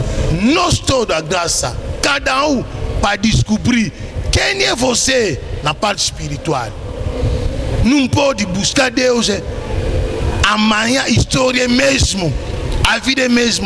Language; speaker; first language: Portuguese; non-native, learner; Lingala